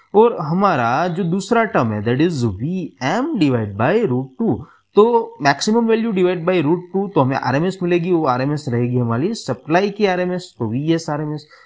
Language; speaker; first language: Hindi; non-native, local second language; Gujarati